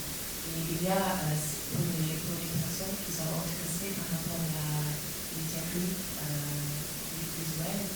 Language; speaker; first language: French; non-native, fluent; English